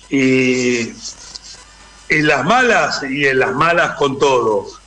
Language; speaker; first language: Spanish; native; Spanish